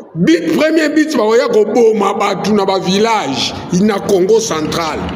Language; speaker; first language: Lingala; non-native, local second language; Kongo